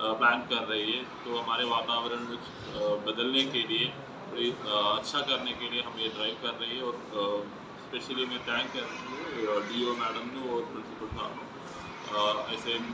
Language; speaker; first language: Hindi; non-native, local second language; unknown